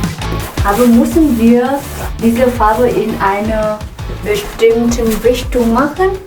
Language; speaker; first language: German; non-native, learner; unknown